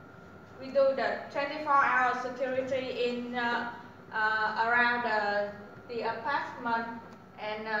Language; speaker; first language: English; non-native, learner; Vietnamese